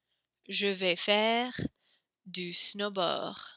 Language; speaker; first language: French; non-native, fluent; English